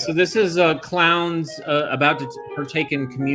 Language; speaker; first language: English; native; English